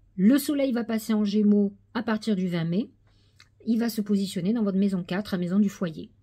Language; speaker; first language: French; native; French